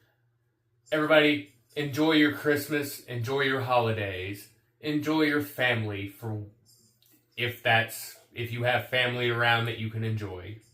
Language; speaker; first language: English; native; English